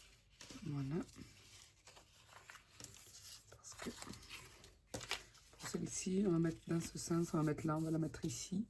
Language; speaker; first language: French; native; French